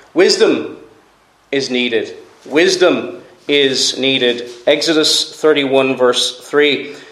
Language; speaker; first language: English; native; English